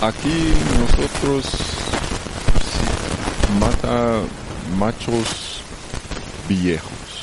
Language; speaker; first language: Spanish; non-native, learner; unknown